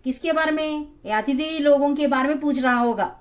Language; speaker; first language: Hindi; non-native, local second language; Telugu